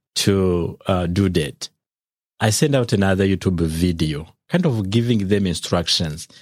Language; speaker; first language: English; non-native, local second language; Kinyarwanda